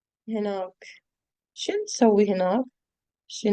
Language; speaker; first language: Arabic; non-native, fluent; Urdu